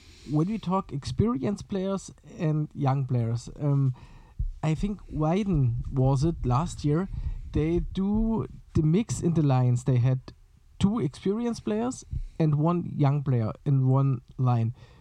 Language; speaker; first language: English; non-native, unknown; German